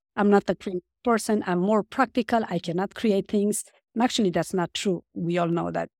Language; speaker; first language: English; non-native, fluent; Romanian